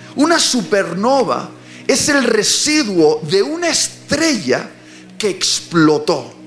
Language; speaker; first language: Spanish; native; Spanish